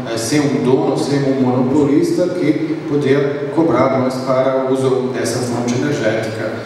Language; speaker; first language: Portuguese; non-native, fluent; Serbian